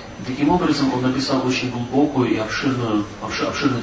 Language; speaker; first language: Russian; native; Russian